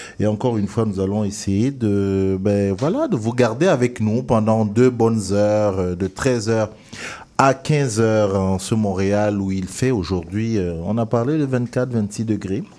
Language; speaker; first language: French; non-native, local second language; Duala